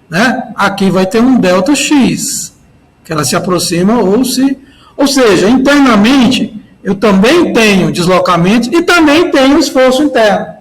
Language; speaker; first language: Portuguese; native; Portuguese